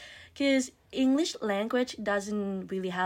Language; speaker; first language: English; non-native, fluent; Thai